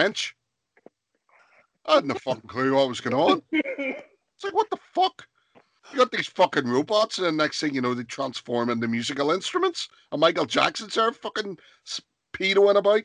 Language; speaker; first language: English; native; English